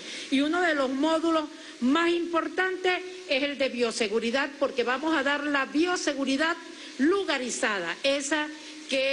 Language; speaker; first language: Spanish; native; Spanish